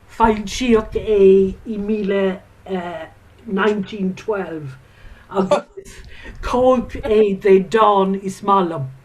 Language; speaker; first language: Irish; non-native, local second language; English